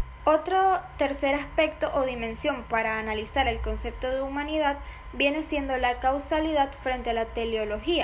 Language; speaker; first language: Spanish; native; Spanish